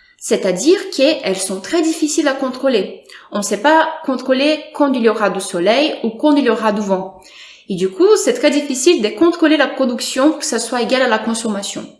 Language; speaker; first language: French; non-native, fluent; Portuguese